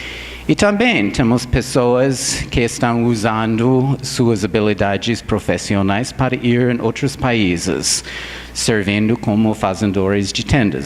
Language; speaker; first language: Portuguese; non-native, fluent; English